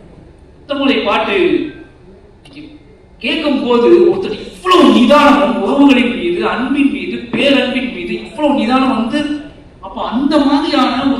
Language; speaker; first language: Tamil; native; Tamil